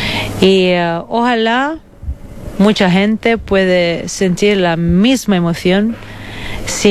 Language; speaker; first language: Spanish; non-native, fluent; Italian